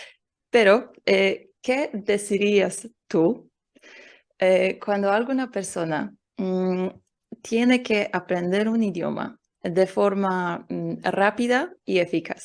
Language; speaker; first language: Spanish; non-native, learner; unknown